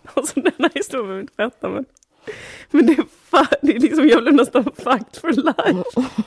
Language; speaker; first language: Swedish; native; Swedish